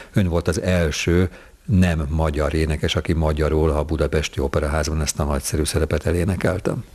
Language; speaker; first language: Hungarian; native; Hungarian